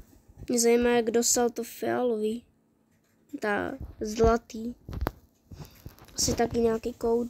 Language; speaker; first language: Czech; early bilingual, other home language; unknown